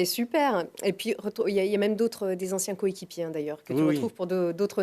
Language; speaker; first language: French; native; French